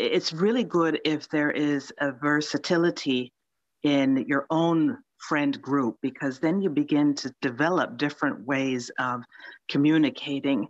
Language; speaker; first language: English; early bilingual, other home language; Finnish